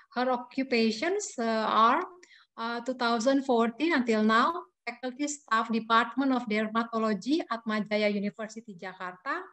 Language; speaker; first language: English; non-native, fluent; Indonesian